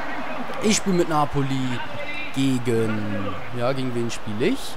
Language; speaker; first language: German; native; German